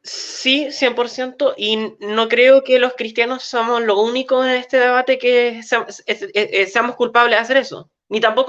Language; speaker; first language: Spanish; native; Spanish